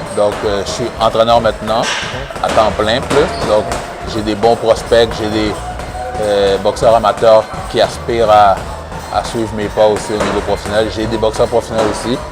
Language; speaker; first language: French; early bilingual, other home language; Haitian Creole